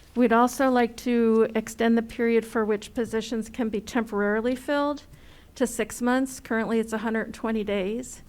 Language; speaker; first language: English; native; English